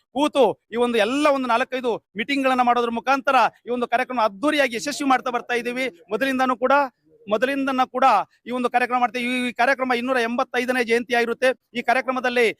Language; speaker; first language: Kannada; non-native, local second language; Lambadi